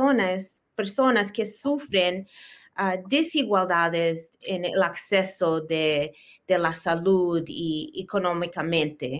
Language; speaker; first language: Spanish; early bilingual, heritage; Spanish